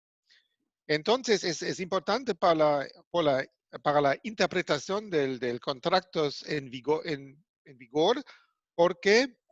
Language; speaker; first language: Spanish; non-native, fluent; German